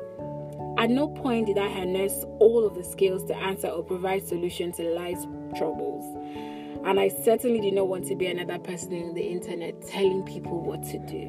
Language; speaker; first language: English; non-native, local second language; Igbo